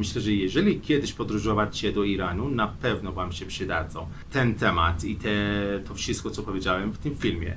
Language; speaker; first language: Polish; non-native, fluent; Persian